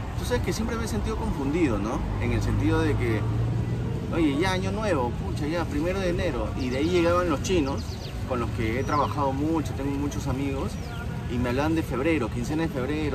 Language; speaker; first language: Spanish; native; Spanish